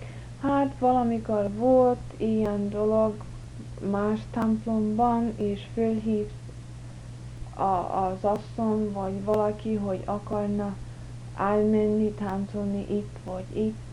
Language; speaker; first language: Hungarian; early bilingual, heritage; English